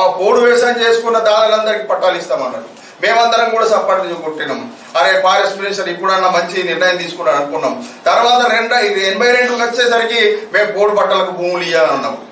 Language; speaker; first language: Telugu; non-native, local second language; Gondi